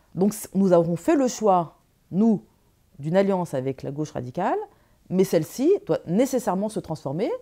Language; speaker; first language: French; early bilingual, other home language; Arabic